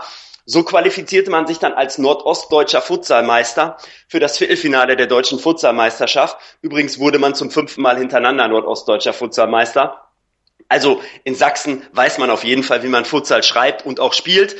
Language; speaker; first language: German; native; German